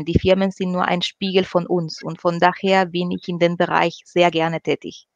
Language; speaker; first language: German; non-native, fluent; Spanish